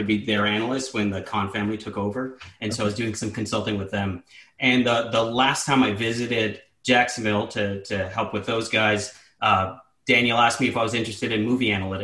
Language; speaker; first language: English; native; English